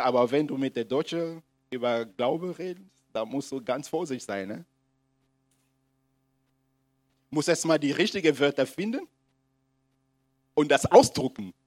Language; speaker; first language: German; non-native, fluent; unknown